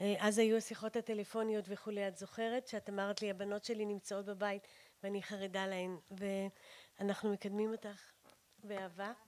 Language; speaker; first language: Hebrew; native; Hebrew